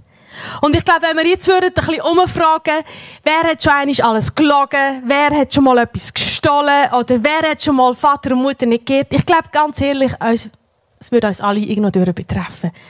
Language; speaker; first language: German; native; German